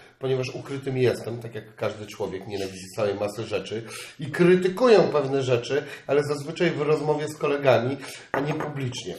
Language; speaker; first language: Polish; native; Polish